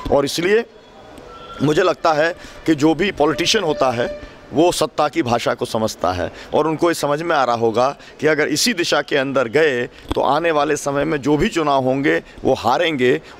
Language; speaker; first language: Hindi; native; Hindi